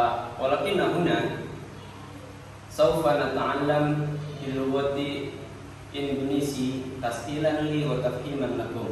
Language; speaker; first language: Arabic; non-native, learner; Indonesian